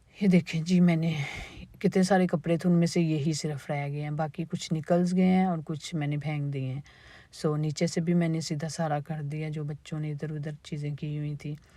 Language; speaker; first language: Urdu; native; Urdu